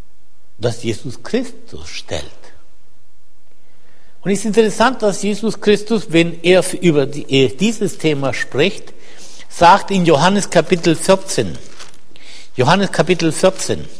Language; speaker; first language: German; non-native, fluent; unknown